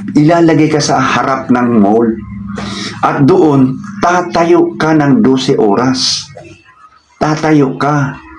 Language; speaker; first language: Filipino; native; Filipino